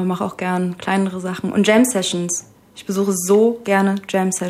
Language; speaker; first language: German; native; German